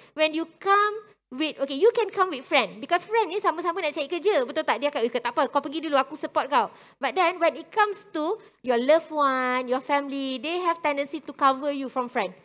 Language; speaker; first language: English; non-native, local second language; Malay